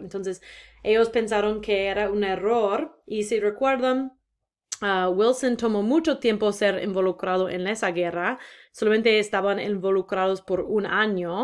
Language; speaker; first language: Spanish; non-native, fluent; English